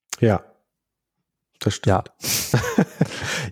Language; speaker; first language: German; native; German